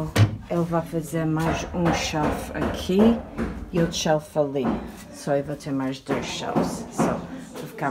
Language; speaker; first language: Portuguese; early bilingual, heritage; Portuguese